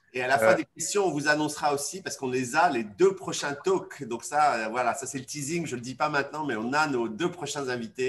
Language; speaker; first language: French; native; French